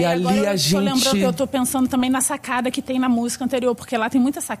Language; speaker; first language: Portuguese; native; Portuguese